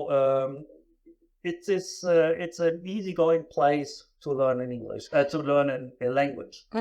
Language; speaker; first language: English; non-native, fluent; German